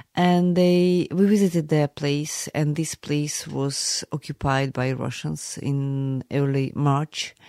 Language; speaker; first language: English; non-native, fluent; Ukrainian